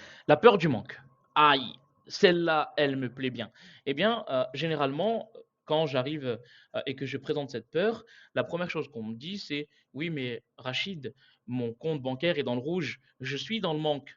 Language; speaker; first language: French; native; French